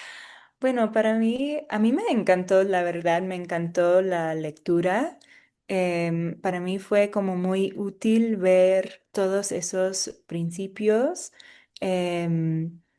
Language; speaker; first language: Spanish; non-native, fluent; English